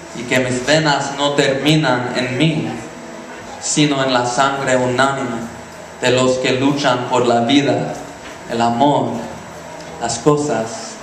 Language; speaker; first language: Spanish; non-native, learner; English